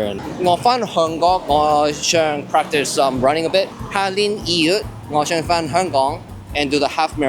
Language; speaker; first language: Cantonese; non-native, learner; Korean